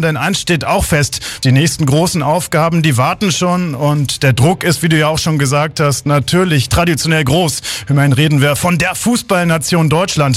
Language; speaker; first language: German; native; German